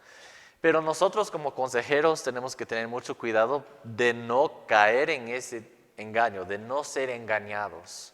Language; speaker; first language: Spanish; non-native, fluent; English